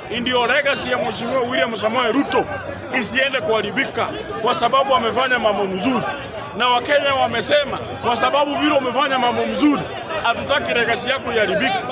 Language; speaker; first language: Swahili; non-native, local second language; Gusii